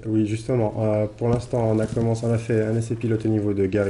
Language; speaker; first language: French; non-native, local second language; Arabic